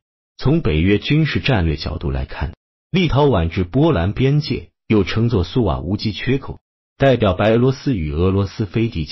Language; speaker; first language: Chinese; native; Chinese